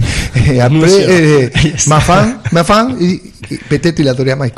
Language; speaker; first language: French; non-native, fluent; Spanish